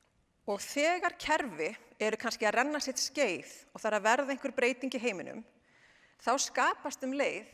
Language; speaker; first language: Icelandic; native; Icelandic